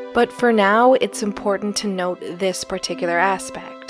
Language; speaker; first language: English; early bilingual, other home language; Filipino